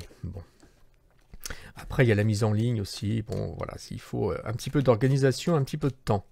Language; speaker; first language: French; native; French